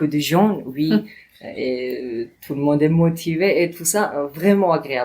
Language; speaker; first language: French; non-native, learner; Georgian